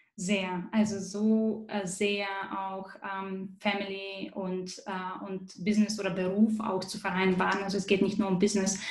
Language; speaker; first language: German; non-native, fluent; Bulgarian